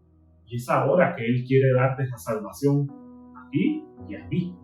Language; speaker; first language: Spanish; native; Spanish